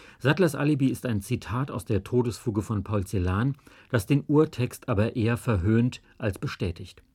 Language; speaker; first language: German; native; German